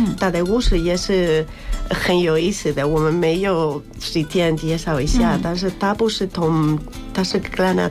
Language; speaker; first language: Chinese; non-native, fluent; Spanish